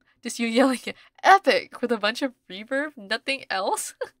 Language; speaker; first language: English; early bilingual, other home language; Korean